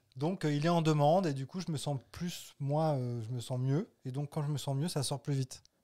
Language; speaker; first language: French; native; French